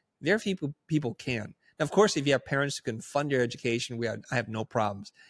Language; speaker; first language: English; early bilingual, other home language; Vietnamese